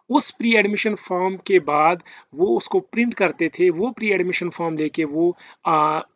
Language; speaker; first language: Hindi; native; Hindi